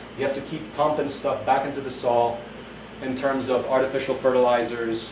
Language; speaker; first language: English; non-native, fluent; Polish